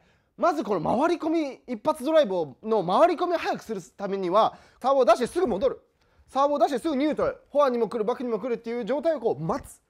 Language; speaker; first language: Japanese; native; Japanese